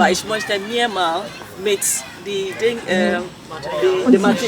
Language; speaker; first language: German; non-native, learner; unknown